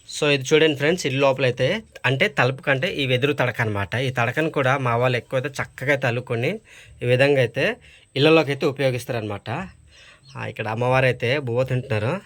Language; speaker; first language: Telugu; native; Telugu